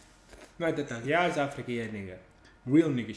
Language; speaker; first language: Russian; non-native, learner; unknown